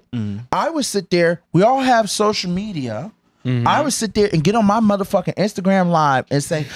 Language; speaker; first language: English; native; English